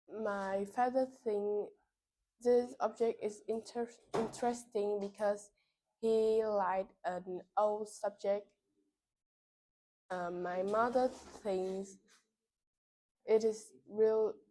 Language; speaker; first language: English; non-native, learner; Vietnamese